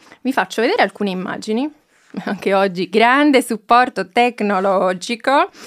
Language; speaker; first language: Italian; native; Italian